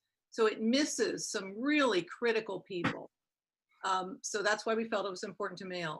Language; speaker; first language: English; native; English